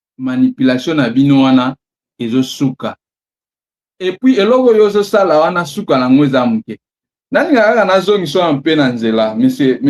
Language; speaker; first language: Lingala; native; Lingala